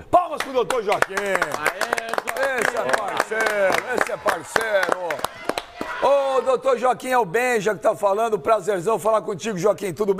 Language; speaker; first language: Portuguese; native; Portuguese